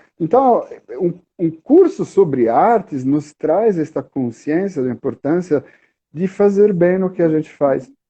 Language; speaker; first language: Portuguese; non-native, fluent; Italian